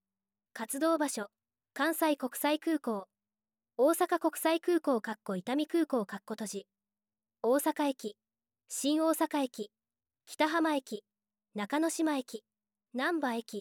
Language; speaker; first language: Japanese; native; Japanese